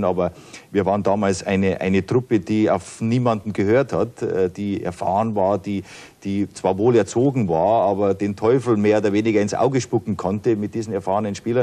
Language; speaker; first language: German; native; German